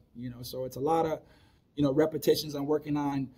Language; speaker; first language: English; native; English